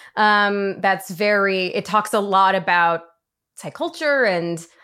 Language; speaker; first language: English; early bilingual, other home language; Thai